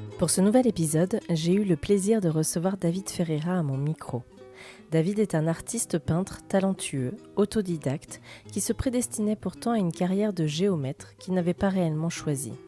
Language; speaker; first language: French; native; French